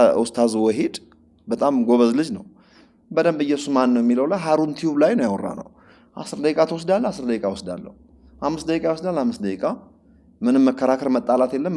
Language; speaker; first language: Amharic; non-native, local second language; Oromo